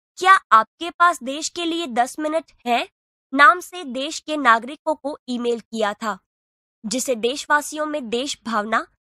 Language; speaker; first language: Hindi; non-native, local second language; Gujarati